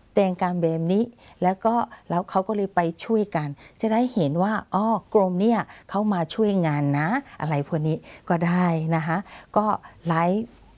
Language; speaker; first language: Thai; non-native, fluent; Burmese